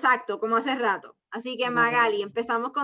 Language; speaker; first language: Spanish; early bilingual, heritage; Spanish